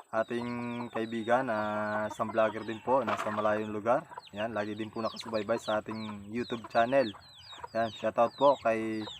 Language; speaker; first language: Filipino; native; Filipino